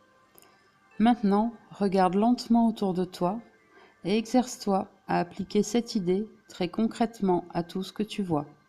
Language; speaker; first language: French; native; French